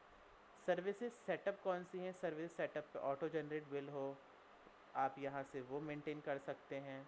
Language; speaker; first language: Hindi; native; Hindi